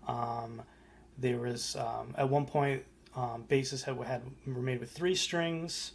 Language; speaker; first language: English; native; English